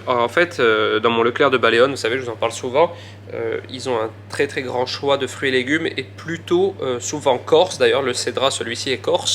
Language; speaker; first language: French; native; French